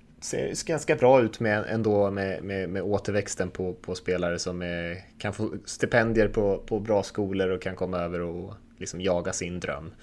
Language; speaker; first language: Swedish; native; Swedish